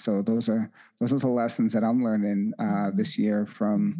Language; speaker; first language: English; native; English